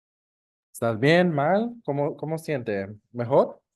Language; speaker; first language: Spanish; non-native, fluent; English